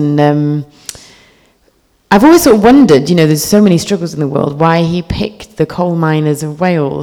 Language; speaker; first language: English; native; English